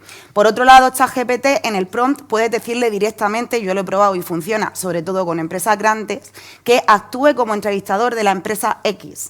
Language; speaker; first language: Spanish; native; Spanish